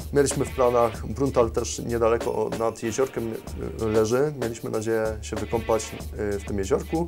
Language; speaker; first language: Polish; native; Polish